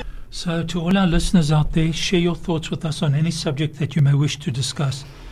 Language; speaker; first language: English; native; English